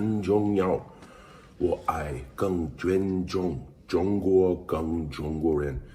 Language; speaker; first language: Chinese; non-native, learner; English